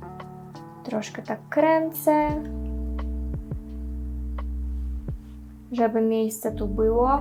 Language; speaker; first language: Polish; non-native, learner; Russian